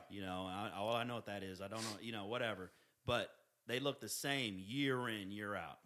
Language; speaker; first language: English; native; English